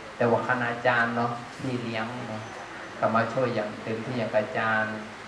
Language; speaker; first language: Thai; native; Thai